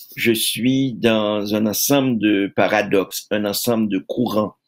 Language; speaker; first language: French; native; French